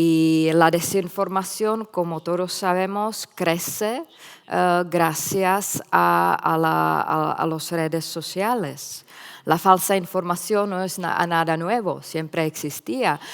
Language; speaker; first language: Spanish; non-native, fluent; Czech